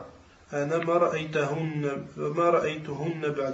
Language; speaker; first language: Arabic; non-native, learner; French